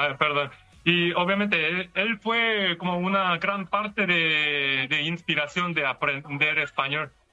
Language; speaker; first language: Spanish; non-native, fluent; Korean